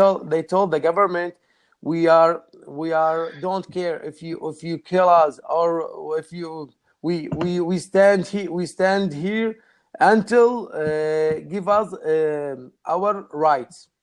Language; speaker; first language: English; non-native, learner; Arabic